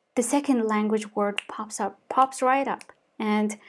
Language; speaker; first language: English; non-native, fluent; Mongolian